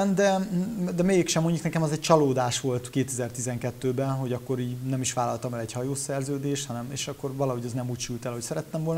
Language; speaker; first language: Hungarian; native; Hungarian